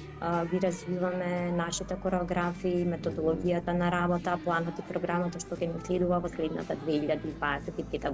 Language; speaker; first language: Macedonian; native; Macedonian